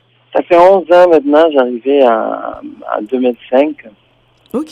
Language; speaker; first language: French; non-native, fluent; Tsonga